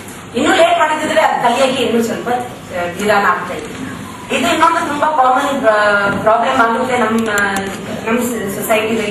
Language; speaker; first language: Kannada; non-native, local second language; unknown